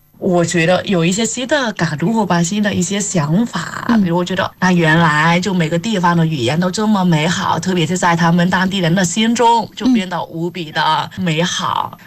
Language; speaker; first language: Chinese; non-native, fluent; Vietnamese